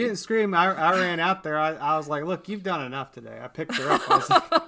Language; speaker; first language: English; native; English